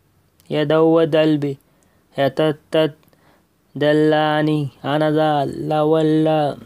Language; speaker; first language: Arabic; non-native, learner; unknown